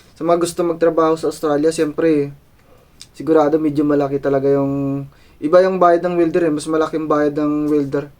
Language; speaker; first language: Filipino; non-native, local second language; Cebuano